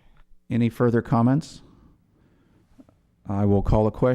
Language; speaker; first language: English; native; English